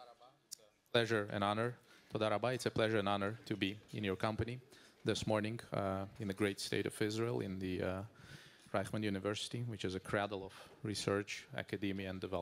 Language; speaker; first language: English; non-native, fluent; Azerbaijani